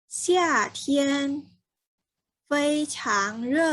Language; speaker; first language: Chinese; non-native, fluent; Thai